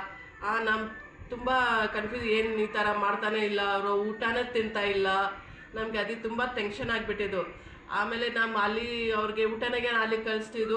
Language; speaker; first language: Kannada; non-native, local second language; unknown